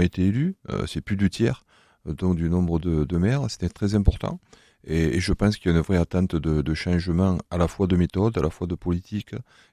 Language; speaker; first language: French; native; French